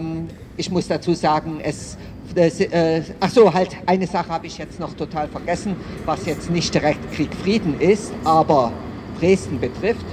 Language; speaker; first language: German; native; German